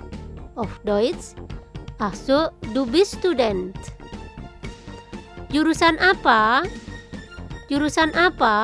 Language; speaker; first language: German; non-native, fluent; Indonesian